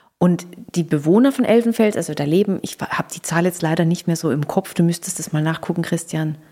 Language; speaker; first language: German; native; German